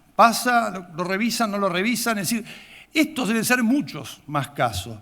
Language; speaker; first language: Spanish; native; Spanish